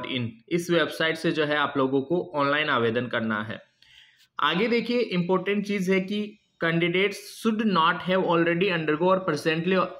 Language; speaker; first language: Hindi; native; Hindi